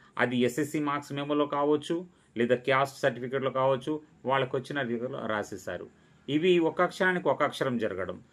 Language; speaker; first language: Telugu; non-native, local second language; Lambadi